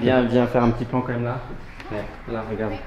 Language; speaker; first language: French; native; French